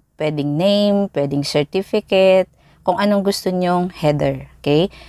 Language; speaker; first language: Filipino; native; Filipino